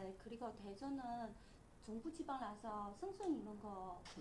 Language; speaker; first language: Korean; non-native, learner; Chinese